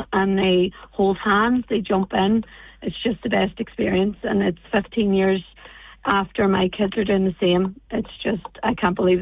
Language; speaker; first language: English; native; English